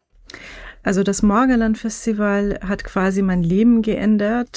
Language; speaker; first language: German; non-native, fluent; Persian